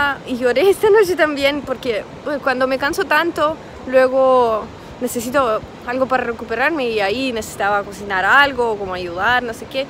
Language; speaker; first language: Spanish; non-native, fluent; Russian